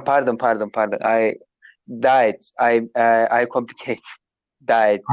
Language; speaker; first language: English; non-native, learner; Turkish